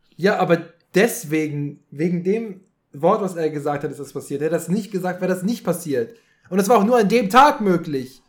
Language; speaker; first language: German; early bilingual, other home language; Polish